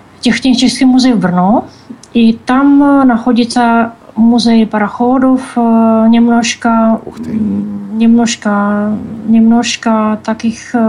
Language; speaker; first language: Russian; non-native, learner; Czech